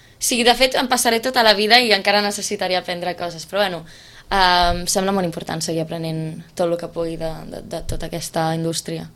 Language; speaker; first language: Catalan; non-native, fluent; Romanian